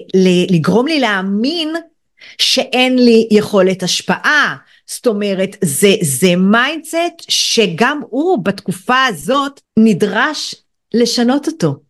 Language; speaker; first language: Hebrew; native; Hebrew